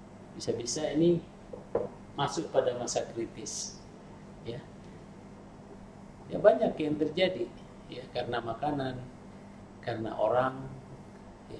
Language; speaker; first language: Indonesian; native; Indonesian